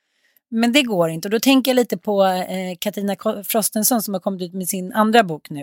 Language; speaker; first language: Swedish; native; Swedish